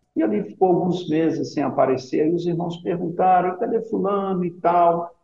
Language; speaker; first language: Portuguese; native; Portuguese